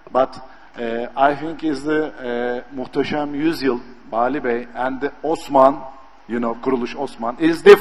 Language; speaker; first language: English; non-native, learner; Turkish